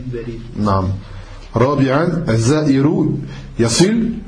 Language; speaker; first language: Arabic; non-native, fluent; French